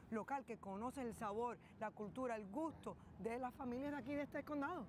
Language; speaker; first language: Spanish; early bilingual, heritage; Spanish